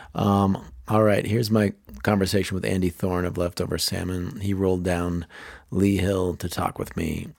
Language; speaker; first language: English; native; English